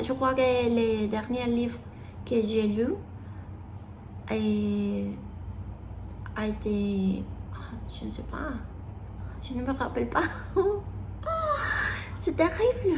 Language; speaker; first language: French; non-native, learner; Spanish